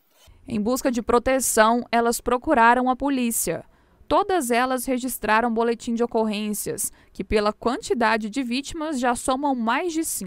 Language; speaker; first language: Portuguese; native; Portuguese